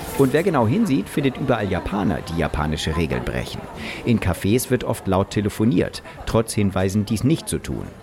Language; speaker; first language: German; native; German